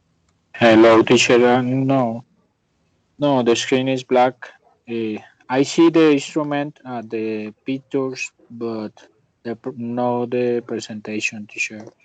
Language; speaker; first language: English; non-native, learner; Spanish